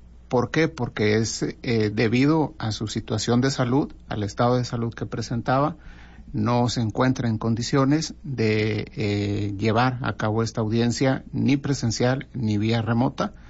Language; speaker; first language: Spanish; native; Spanish